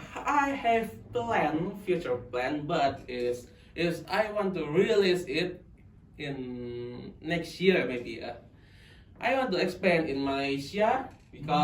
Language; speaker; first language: English; non-native, local second language; Indonesian